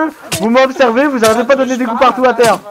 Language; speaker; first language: French; native; French